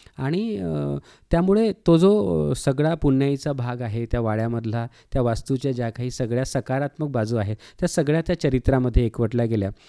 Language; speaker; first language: Marathi; native; Marathi